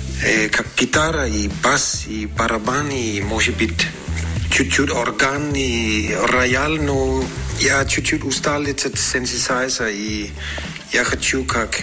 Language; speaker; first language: Russian; non-native, fluent; Danish